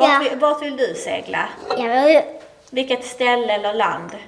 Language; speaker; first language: Swedish; native; Swedish